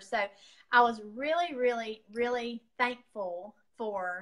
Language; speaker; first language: English; native; English